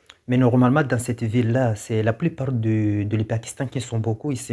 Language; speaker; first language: French; non-native, local second language; Comorian